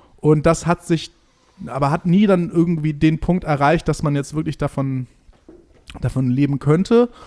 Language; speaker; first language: German; native; German